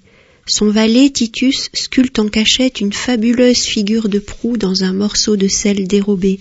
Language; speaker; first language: French; native; French